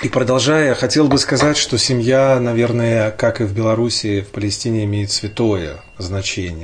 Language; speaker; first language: Russian; native; Russian